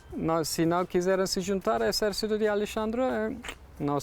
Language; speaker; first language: Portuguese; non-native, learner; Turkish